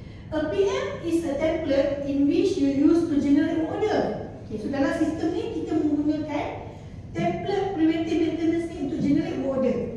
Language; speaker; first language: English; non-native, local second language; Malay